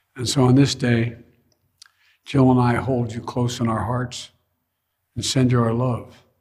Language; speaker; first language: English; native; English